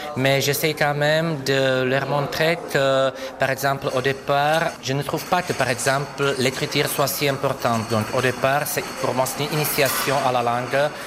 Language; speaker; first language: French; non-native, fluent; Czech